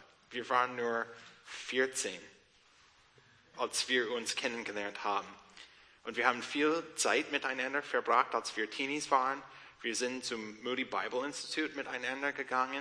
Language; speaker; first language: German; non-native, learner; English